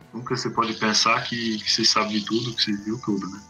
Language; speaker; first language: Portuguese; non-native, fluent; English